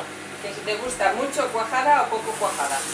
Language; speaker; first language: Spanish; native; Spanish